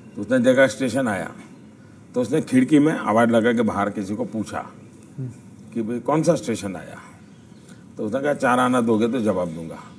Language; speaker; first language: Hindi; non-native, local second language; Gujarati